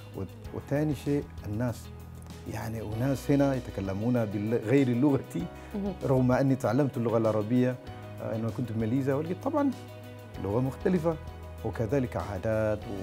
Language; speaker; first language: Arabic; non-native, fluent; Malay